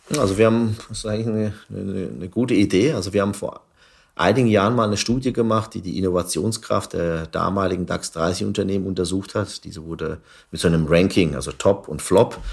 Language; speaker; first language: German; early bilingual, other home language; Turkish